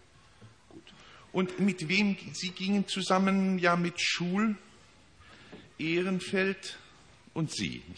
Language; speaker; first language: German; native; German